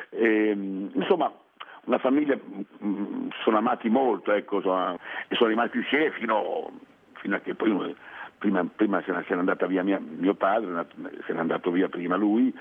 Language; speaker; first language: Italian; early bilingual, other home language; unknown